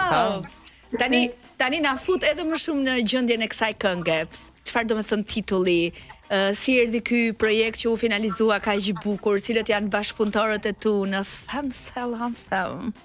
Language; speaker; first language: Albanian; native; Albanian